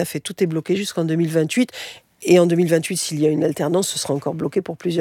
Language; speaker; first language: French; native; French